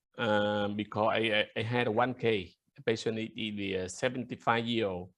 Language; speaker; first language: English; non-native, learner; Vietnamese